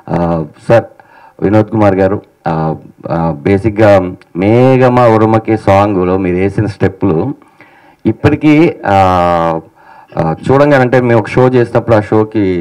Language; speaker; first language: Telugu; native; Telugu